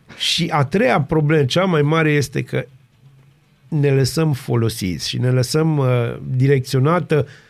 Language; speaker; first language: Romanian; native; Romanian